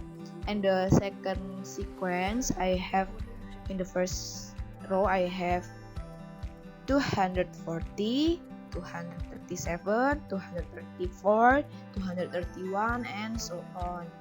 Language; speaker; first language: English; non-native, learner; Indonesian